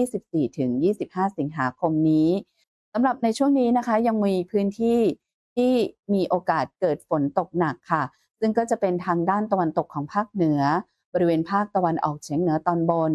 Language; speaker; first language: Thai; native; Thai